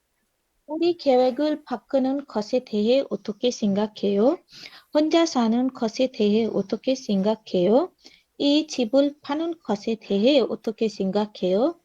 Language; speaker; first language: Korean; non-native, learner; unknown